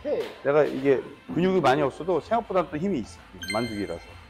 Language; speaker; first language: Korean; native; Korean